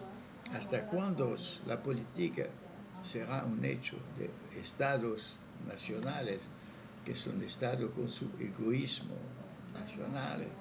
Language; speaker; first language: Spanish; non-native, fluent; French